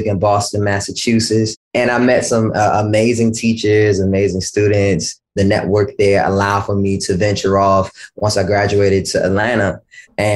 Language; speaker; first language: English; native; English